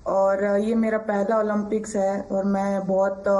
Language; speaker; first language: Hindi; native; Hindi